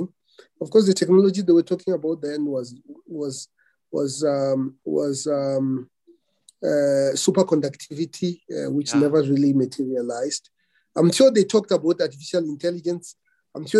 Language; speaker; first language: English; non-native, local second language; Venda